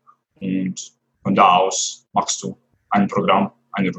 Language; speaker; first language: German; non-native, fluent; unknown